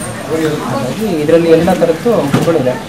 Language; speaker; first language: Kannada; native; Kannada